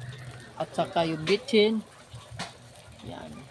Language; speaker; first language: Filipino; non-native, local second language; Cebuano